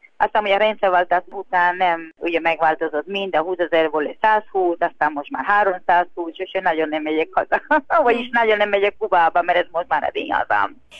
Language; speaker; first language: Hungarian; non-native, fluent; Spanish